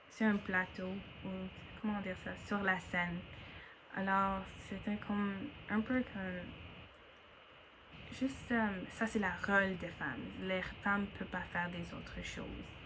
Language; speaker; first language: French; non-native, learner; English